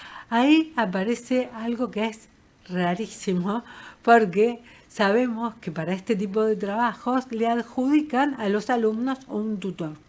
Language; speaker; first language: Spanish; native; Spanish